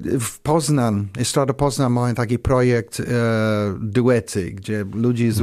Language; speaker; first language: Polish; non-native, learner; English